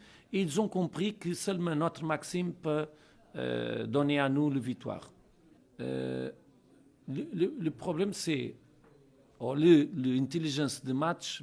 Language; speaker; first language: French; non-native, learner; Portuguese